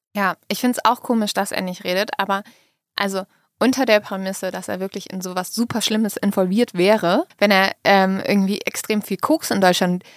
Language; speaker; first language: German; native; German